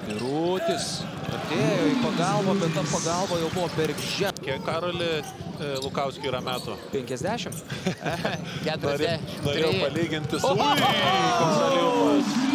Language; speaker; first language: Lithuanian; native; Lithuanian